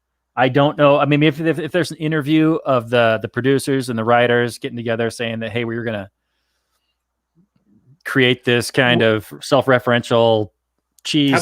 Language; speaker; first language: English; native; English